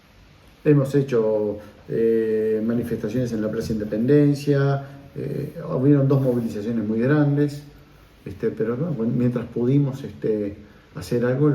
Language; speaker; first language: Spanish; native; Spanish